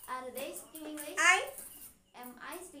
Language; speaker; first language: English; non-native, learner; Indonesian